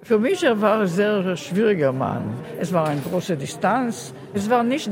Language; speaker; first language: German; non-native, learner; Hebrew